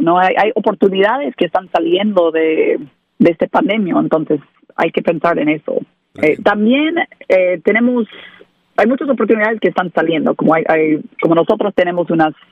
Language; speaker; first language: Spanish; non-native, learner; English